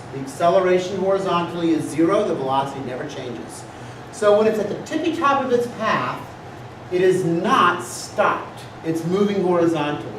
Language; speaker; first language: English; native; English